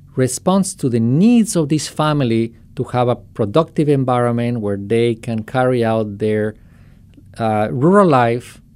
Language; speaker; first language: English; non-native, fluent; Spanish